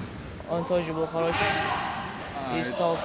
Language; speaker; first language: Russian; non-native, local second language; Ingush